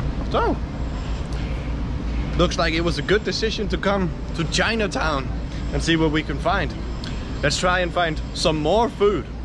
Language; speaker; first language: English; non-native, fluent; Danish